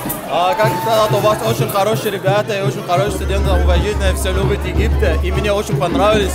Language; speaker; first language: Russian; non-native, fluent; Arabic